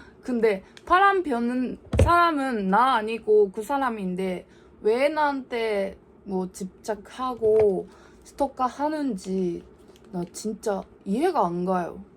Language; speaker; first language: Korean; non-native, learner; Japanese